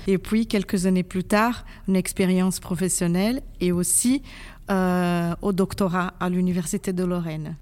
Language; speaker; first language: French; non-native, fluent; Portuguese